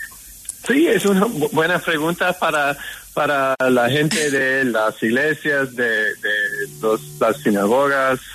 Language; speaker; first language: Spanish; non-native, fluent; English